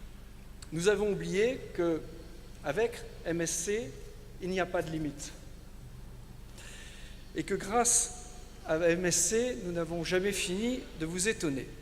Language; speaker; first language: French; native; French